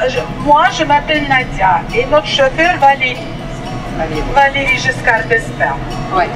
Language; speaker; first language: French; non-native, fluent; Russian